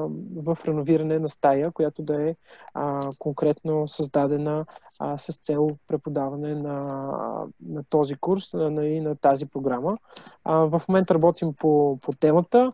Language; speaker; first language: Bulgarian; native; Bulgarian